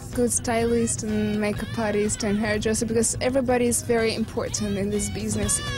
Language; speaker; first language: English; non-native, fluent; Russian